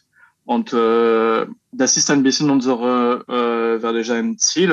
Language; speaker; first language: German; non-native, learner; French